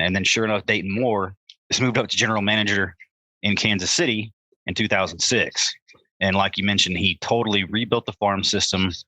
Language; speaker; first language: English; native; English